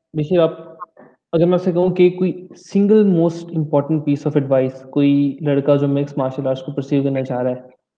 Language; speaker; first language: Urdu; native; Urdu